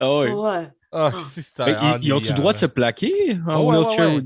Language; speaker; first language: French; native; French